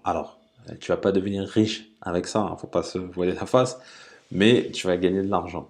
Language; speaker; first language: French; native; French